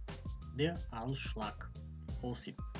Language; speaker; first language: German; non-native, fluent; Macedonian